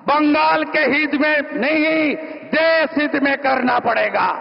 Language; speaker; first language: Hindi; non-native, local second language; Bangla